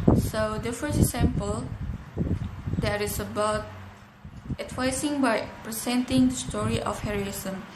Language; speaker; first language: English; non-native, learner; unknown